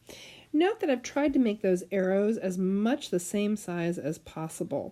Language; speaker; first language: English; native; English